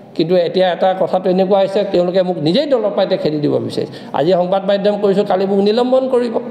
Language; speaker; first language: Assamese; non-native, local second language; Mising